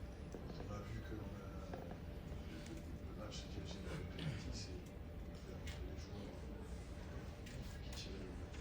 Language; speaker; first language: French; native; French